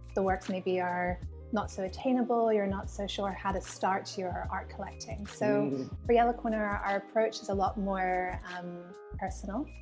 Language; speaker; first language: English; native; English